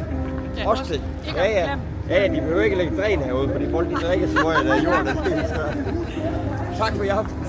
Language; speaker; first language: Danish; native; Danish